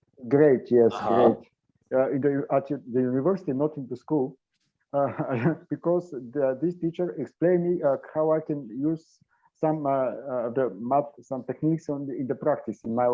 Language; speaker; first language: English; non-native, learner; Bulgarian